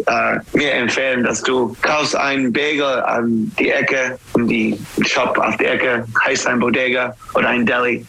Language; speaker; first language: German; non-native, learner; English